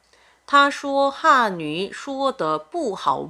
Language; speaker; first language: Chinese; non-native, fluent; Korean